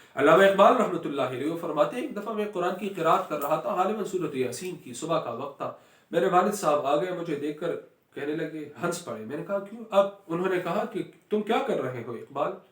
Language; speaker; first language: Urdu; non-native, local second language; Pashto